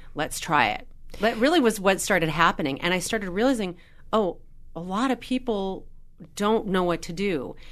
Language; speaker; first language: English; native; English